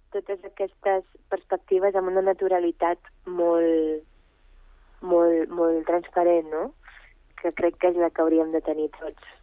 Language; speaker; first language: Catalan; early bilingual, other home language; Bulgarian